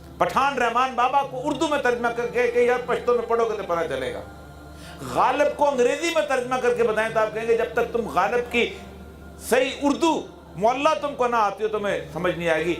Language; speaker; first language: Urdu; non-native, local second language; Punjabi